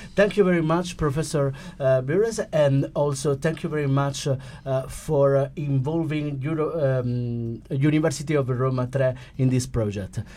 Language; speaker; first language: English; non-native, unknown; Italian